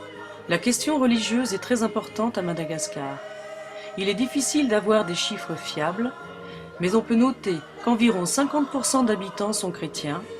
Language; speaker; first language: French; native; French